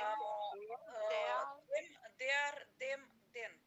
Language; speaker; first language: German; non-native, learner; Macedonian